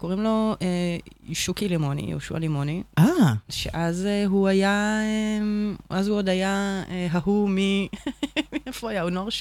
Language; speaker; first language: Hebrew; native; Hebrew